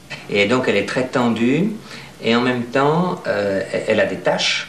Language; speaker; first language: French; native; French